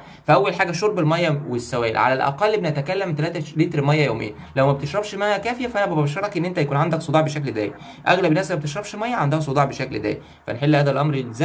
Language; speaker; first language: Arabic; native; Arabic